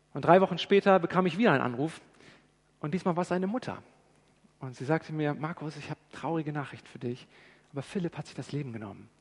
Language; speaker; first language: German; native; German